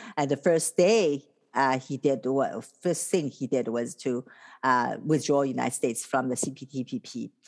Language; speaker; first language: English; non-native, fluent; Chinese